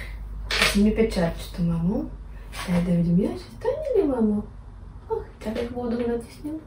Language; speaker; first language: Bulgarian; native; Bulgarian